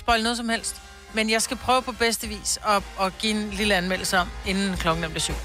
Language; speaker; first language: Danish; native; Danish